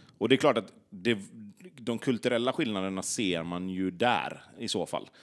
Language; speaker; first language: Swedish; native; Swedish